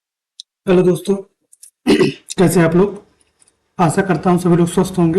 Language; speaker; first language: Hindi; native; Hindi